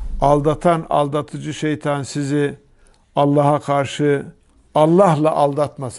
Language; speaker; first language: Turkish; native; Turkish